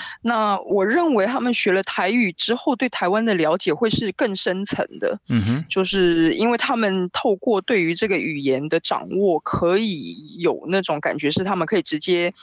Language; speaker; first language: Chinese; non-native, local second language; Min Nan Chinese